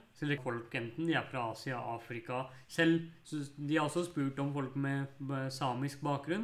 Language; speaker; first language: Norwegian; early bilingual, other home language; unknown